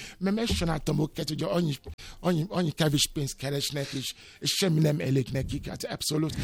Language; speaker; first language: Hungarian; non-native, learner; Yoruba